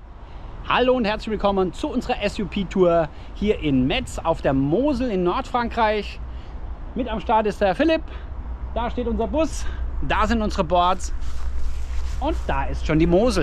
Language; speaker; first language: German; native; German